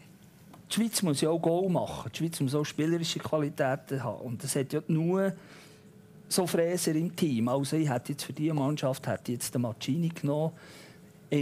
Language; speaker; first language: German; native; German